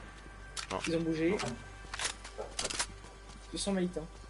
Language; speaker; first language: French; native; French